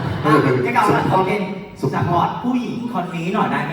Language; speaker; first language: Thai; non-native, learner; Vietnamese